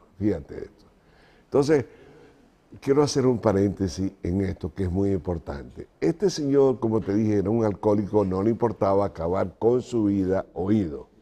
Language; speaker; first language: Spanish; native; Spanish